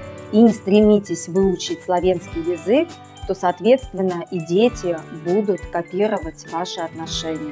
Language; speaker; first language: Russian; native; Russian